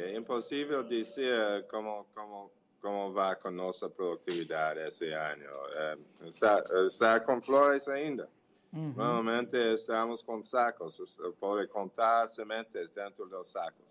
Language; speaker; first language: Portuguese; non-native, learner; English